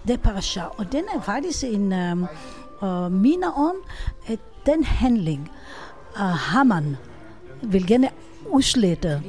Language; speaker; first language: Danish; non-native, fluent; Hebrew